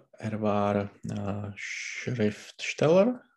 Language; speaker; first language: German; non-native, learner; Czech